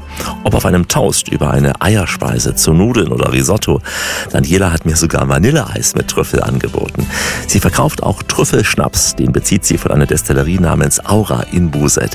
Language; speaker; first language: German; native; German